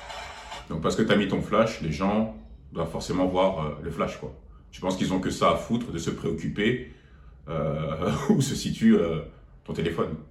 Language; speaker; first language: French; native; French